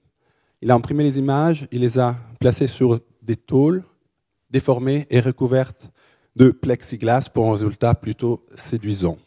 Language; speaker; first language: French; native; French